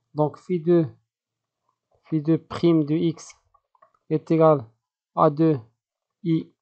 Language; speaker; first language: French; non-native, local second language; Arabic